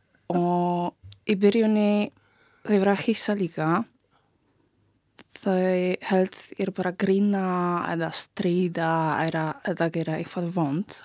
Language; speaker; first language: Icelandic; non-native, learner; Polish